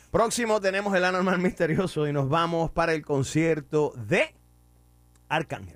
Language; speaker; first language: Spanish; native; Spanish